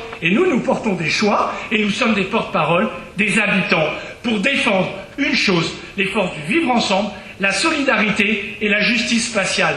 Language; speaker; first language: French; native; French